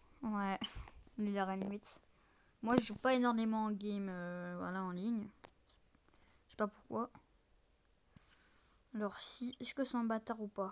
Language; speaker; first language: French; native; French